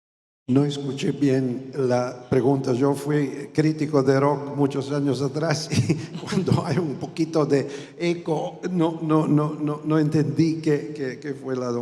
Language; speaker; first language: Spanish; non-native, fluent; Croatian